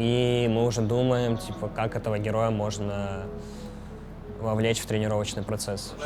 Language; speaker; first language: Russian; native; Russian